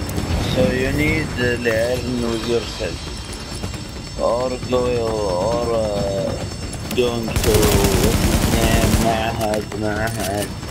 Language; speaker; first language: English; non-native, learner; Arabic